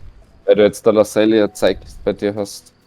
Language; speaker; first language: German; native; German